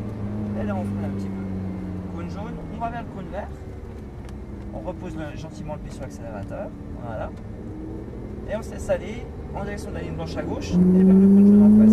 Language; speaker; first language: French; native; French